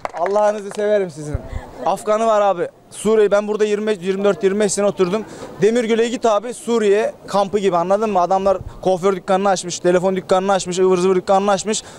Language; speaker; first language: Turkish; native; Turkish